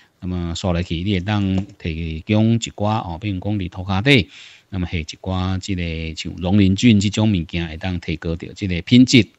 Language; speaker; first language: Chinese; non-native, local second language; Min Nan Chinese